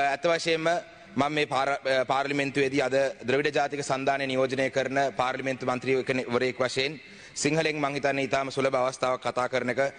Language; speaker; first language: Sinhala; non-native, local second language; Tamil